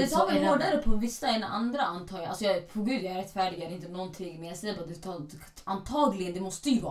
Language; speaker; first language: Swedish; early bilingual, other home language; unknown